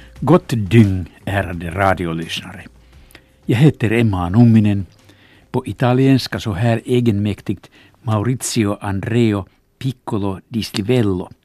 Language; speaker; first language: Swedish; non-native, local second language; Finnish